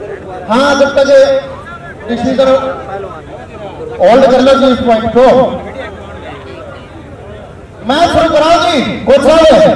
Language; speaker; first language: Hindi; native; Hindi